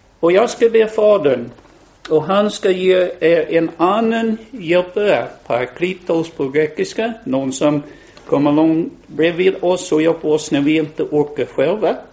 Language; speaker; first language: Swedish; non-native, fluent; English